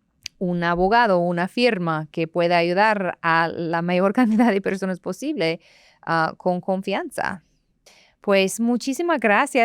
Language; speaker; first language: Spanish; non-native, fluent; English